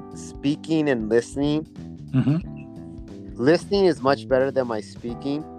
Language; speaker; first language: English; native; English